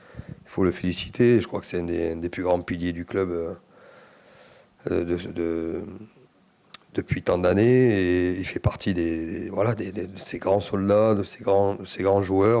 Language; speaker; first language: French; native; French